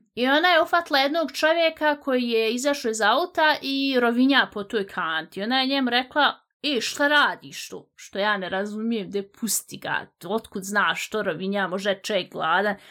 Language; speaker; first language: Bosnian; native; Bosnian